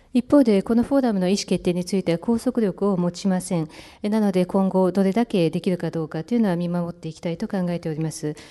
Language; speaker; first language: Japanese; native; Japanese